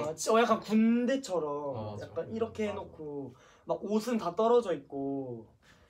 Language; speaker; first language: Korean; native; Korean